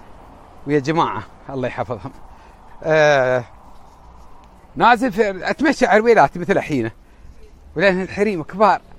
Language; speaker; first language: Arabic; native; Arabic